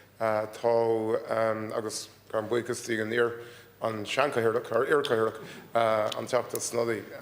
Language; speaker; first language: Irish; non-native, local second language; English